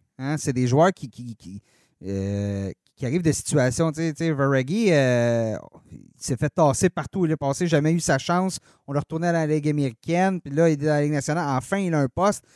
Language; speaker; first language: French; native; French